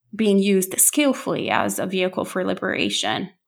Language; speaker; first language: English; non-native, fluent; Italian